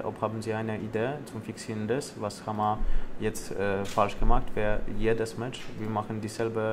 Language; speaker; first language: German; non-native, learner; Polish